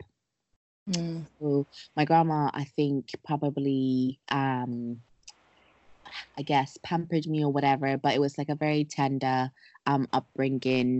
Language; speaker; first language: English; non-native, local second language; Akan